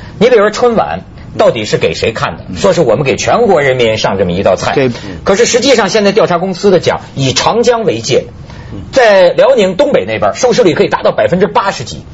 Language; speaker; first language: Chinese; native; Chinese